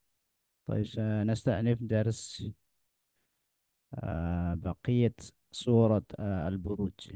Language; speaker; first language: Arabic; non-native, fluent; Indonesian